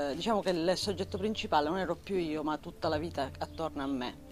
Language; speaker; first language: Italian; native; Italian